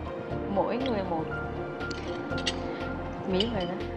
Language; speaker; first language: Vietnamese; native; Vietnamese